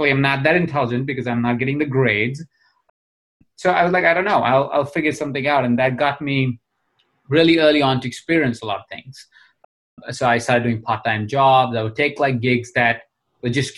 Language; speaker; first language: English; non-native, local second language; Hindi